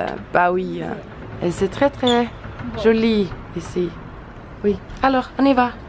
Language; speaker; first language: French; non-native, learner; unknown